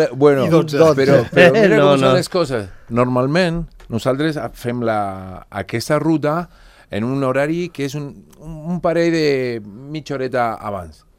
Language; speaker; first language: Catalan; non-native, fluent; Spanish